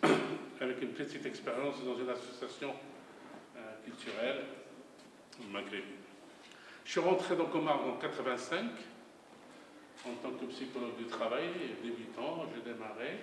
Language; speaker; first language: French; non-native, local second language; Arabic